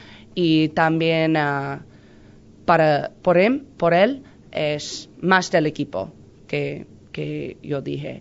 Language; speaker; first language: Spanish; non-native, learner; English